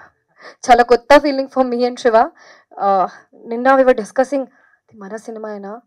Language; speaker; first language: Telugu; non-native, fluent; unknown